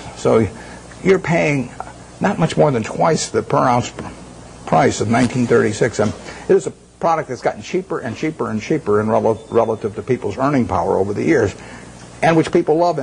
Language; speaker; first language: English; native; English